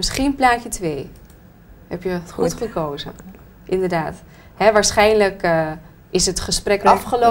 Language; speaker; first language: Dutch; native; Dutch